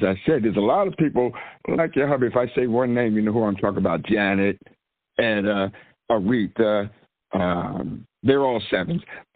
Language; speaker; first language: English; native; English